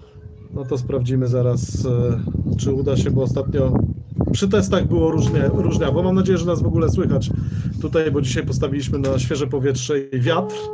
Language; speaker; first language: Polish; native; Polish